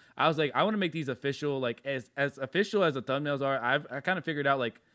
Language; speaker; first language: English; native; English